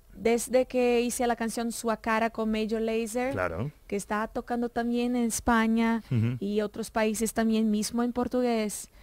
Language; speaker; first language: Spanish; non-native, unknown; Portuguese